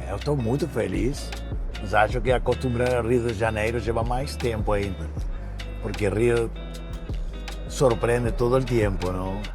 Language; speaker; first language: Portuguese; non-native, fluent; Spanish